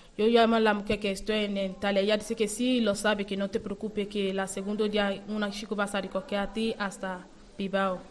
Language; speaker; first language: Spanish; non-native, learner; Yoruba